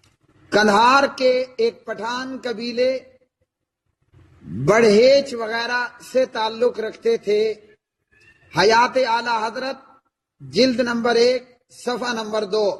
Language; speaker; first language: Urdu; native; Urdu